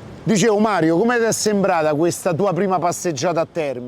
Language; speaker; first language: Italian; native; Italian